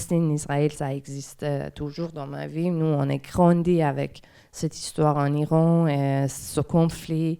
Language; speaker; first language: French; non-native, fluent; Persian